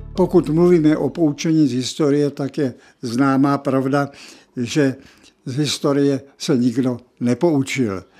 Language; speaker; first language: Czech; native; Czech